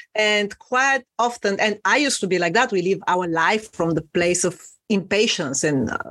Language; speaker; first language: English; non-native, fluent; Bulgarian